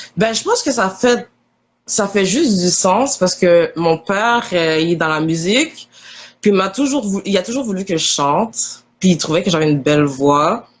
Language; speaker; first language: French; early bilingual, other home language; Haitian Creole